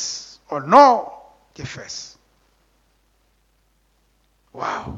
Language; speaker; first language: German; non-native, learner; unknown